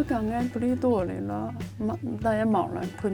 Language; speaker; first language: Norwegian; non-native, learner; Chinese